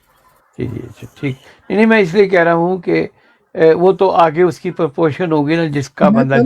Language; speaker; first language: Urdu; native; Urdu